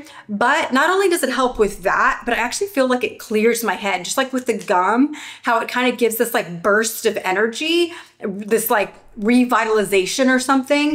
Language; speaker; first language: English; native; English